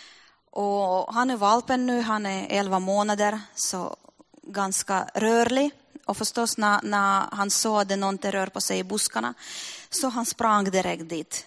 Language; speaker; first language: Swedish; non-native, fluent; Russian